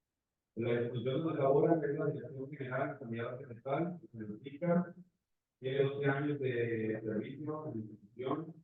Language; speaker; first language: Spanish; native; Spanish